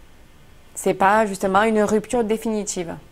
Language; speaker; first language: French; native; French